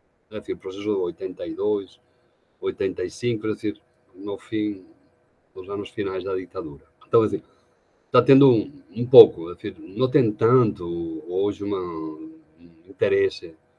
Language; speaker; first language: Portuguese; non-native, fluent; Catalan